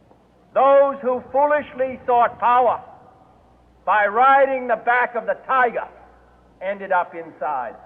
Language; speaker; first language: English; native; English